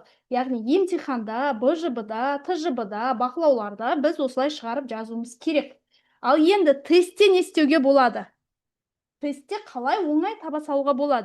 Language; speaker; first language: Kazakh; native; Kazakh